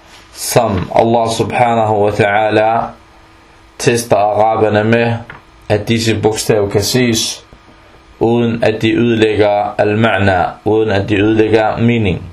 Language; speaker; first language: Danish; early bilingual, other home language; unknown